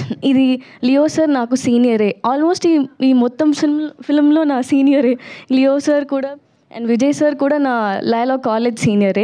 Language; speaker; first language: Telugu; non-native, learner; Tamil